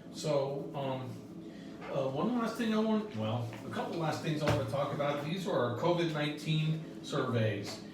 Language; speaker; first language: English; native; English